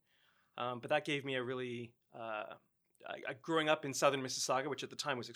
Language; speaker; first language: English; native; English